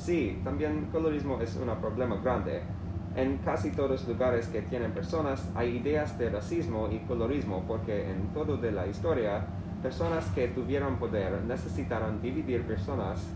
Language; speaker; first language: Spanish; non-native, learner; English